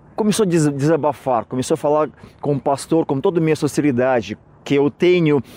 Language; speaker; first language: Portuguese; non-native, learner; Russian